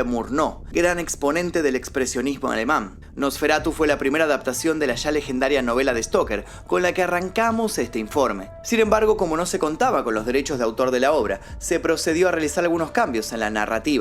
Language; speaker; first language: Spanish; native; Spanish